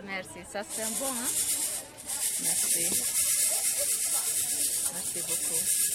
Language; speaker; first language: French; non-native, learner; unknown